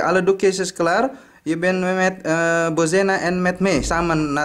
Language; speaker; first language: Dutch; non-native, learner; Indonesian